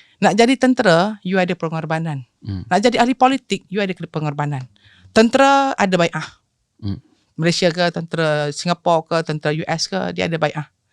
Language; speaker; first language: Malay; native; Malay